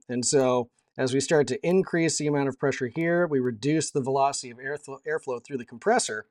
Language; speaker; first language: English; native; English